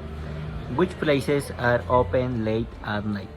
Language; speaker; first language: English; non-native, learner; Spanish